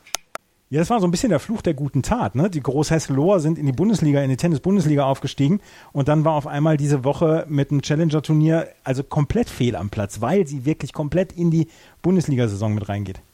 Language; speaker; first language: German; native; German